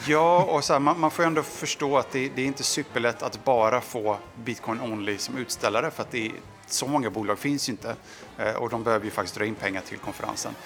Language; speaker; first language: Swedish; native; Swedish